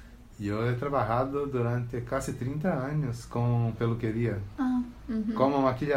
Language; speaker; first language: Spanish; non-native, learner; Portuguese